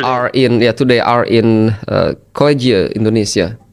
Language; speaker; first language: English; non-native, fluent; Indonesian